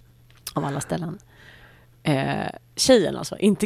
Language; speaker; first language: Swedish; native; Swedish